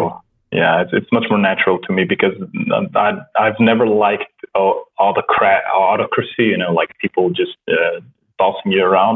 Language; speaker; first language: English; non-native, fluent; Slovenian